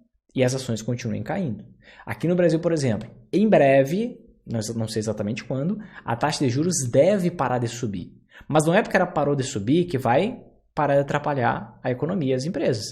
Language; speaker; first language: Portuguese; native; Portuguese